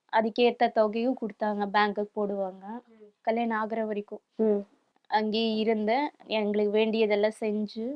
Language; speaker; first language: Tamil; non-native, local second language; Kannada